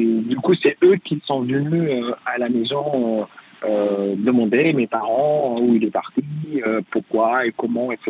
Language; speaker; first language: French; non-native, fluent; Arabic